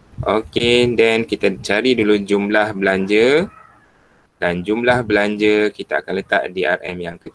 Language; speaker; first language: Malay; native; Malay